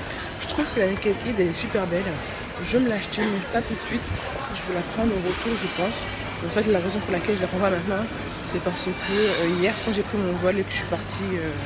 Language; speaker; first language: French; native; French